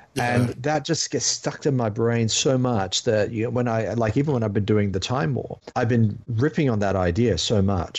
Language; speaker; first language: English; native; English